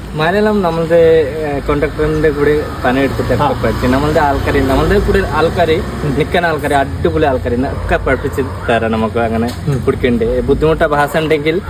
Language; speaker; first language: Malayalam; non-native, learner; Bangla